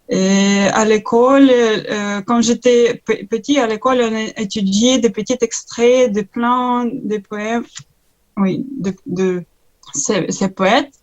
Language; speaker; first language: French; non-native, learner; Ukrainian